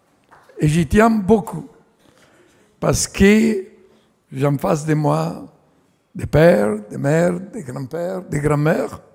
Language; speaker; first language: French; non-native, fluent; Italian